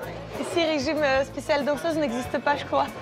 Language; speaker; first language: French; non-native, fluent; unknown